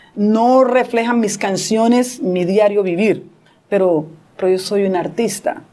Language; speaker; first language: Spanish; native; Spanish